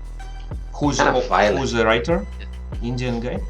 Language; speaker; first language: English; non-native, learner; Russian